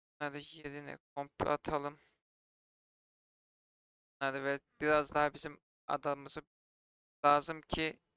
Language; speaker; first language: Turkish; native; Turkish